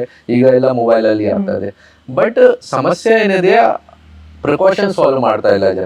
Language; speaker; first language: Kannada; non-native, local second language; Hindi